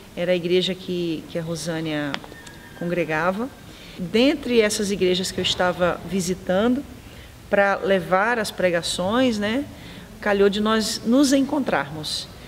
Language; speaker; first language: Portuguese; native; Portuguese